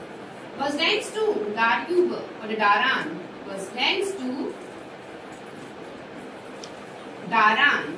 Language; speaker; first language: German; non-native, fluent; Hindi